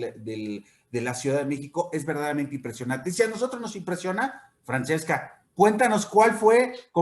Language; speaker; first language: Spanish; native; Spanish